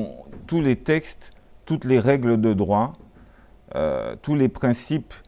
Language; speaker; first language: French; native; French